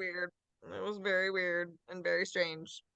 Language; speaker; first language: English; native; English